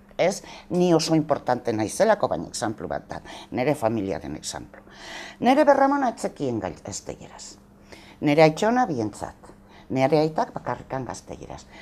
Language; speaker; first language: Basque; non-native, local second language; Spanish